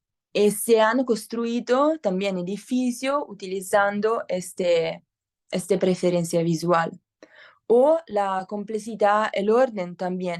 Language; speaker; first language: Spanish; non-native, learner; Italian